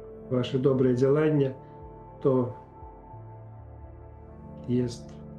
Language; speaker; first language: Polish; non-native, fluent; Ukrainian